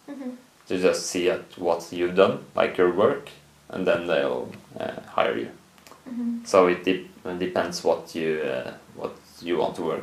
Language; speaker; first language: English; non-native, fluent; Norwegian